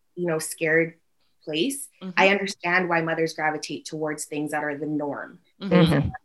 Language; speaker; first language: English; native; English